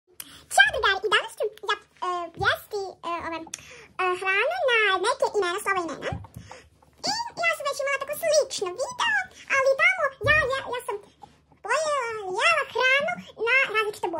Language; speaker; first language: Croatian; non-native, fluent; Russian